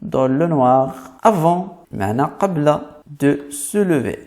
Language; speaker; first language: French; non-native, fluent; Arabic